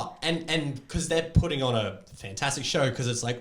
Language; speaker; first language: English; native; English